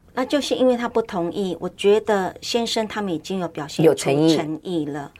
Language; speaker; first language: Chinese; native; Chinese